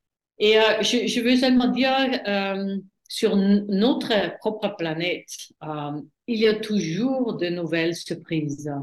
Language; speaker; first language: French; non-native, fluent; German